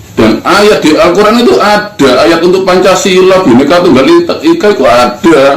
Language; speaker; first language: Indonesian; non-native, local second language; Javanese